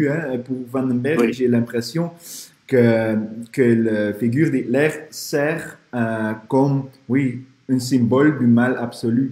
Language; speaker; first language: French; non-native, fluent; Dutch